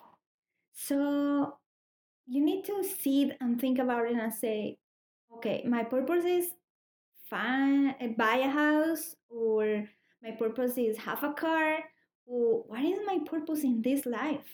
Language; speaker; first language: English; non-native, learner; Spanish